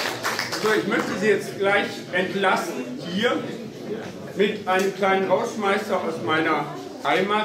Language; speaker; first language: German; native; German